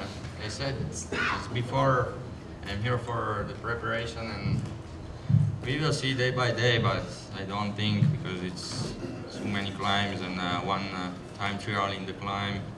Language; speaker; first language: English; non-native, learner; Slovak